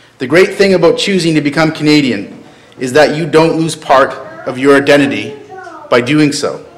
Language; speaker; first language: English; native; English